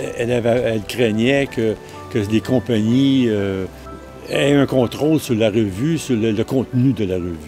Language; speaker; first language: French; native; French